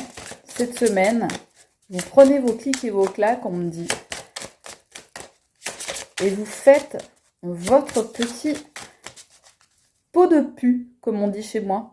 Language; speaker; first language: French; native; French